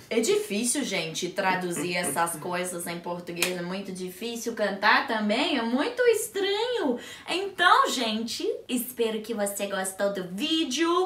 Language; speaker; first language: Portuguese; non-native, learner; English